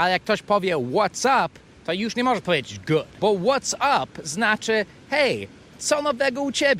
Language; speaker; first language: Polish; non-native, fluent; English